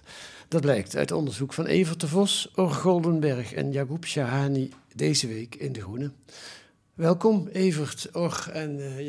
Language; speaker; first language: Dutch; native; Dutch